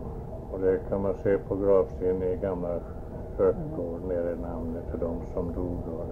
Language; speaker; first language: Swedish; early bilingual, heritage; Swedish